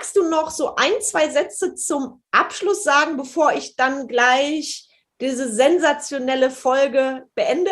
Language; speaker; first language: German; native; German